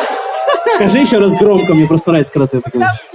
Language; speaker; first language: Russian; native; Russian